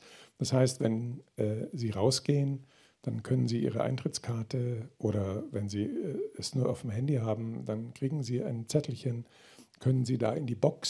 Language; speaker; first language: German; native; German